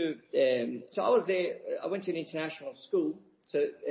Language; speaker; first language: English; native; English